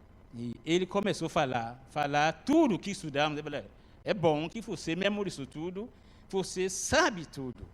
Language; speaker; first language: Portuguese; non-native, learner; Arabic